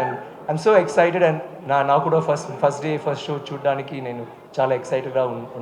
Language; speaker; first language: Telugu; non-native, local second language; Tamil